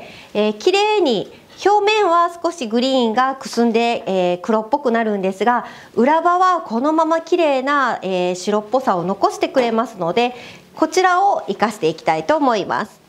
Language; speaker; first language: Japanese; native; Japanese